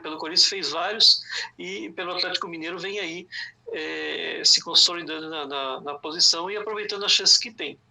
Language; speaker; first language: Portuguese; native; Portuguese